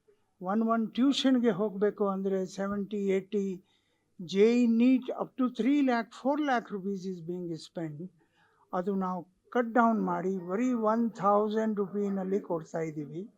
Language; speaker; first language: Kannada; non-native, local second language; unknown